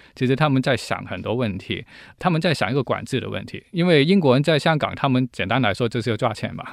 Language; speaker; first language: Chinese; non-native, local second language; Cantonese